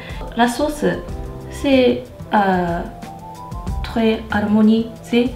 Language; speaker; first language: French; non-native, learner; Japanese